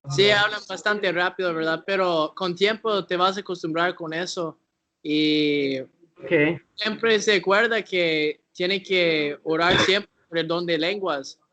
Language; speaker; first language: Spanish; non-native, fluent; English